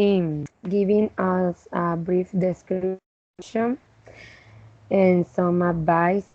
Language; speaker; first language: English; non-native, learner; Spanish